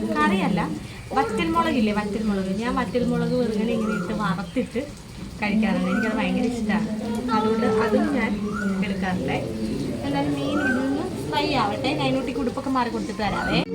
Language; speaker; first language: Malayalam; native; Malayalam